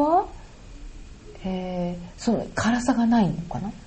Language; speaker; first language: Japanese; native; Japanese